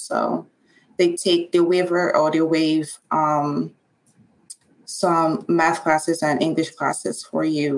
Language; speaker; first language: English; non-native, local second language; Igbo